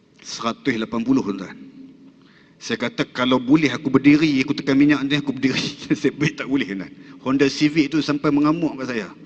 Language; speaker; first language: Malay; native; Malay